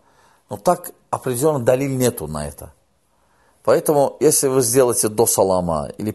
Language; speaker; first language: Russian; non-native, fluent; Azerbaijani